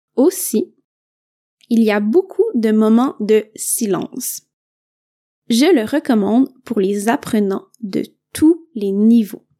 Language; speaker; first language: French; native; French